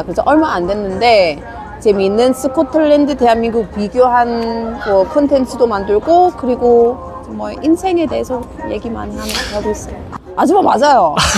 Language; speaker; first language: Korean; non-native, fluent; English